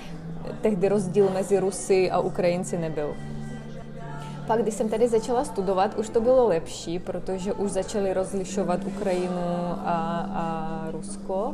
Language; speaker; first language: Czech; non-native, fluent; Russian